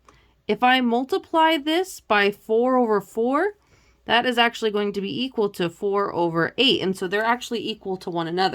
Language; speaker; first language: English; native; English